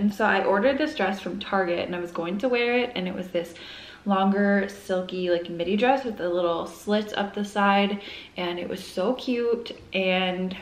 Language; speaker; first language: English; native; English